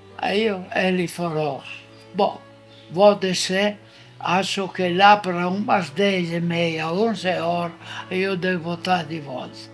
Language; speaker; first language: Portuguese; non-native, fluent; Italian